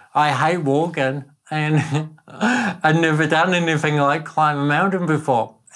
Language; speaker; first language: English; native; English